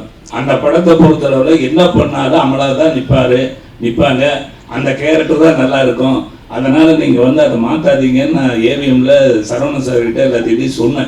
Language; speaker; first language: Tamil; native; Tamil